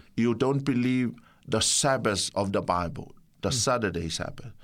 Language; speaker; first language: English; non-native, fluent; Samoan